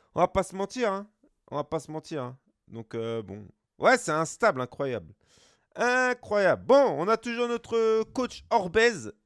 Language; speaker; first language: French; native; French